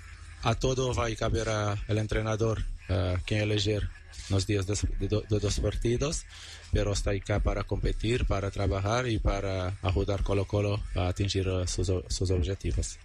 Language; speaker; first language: Spanish; non-native, learner; Portuguese